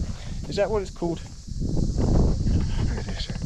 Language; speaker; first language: English; native; English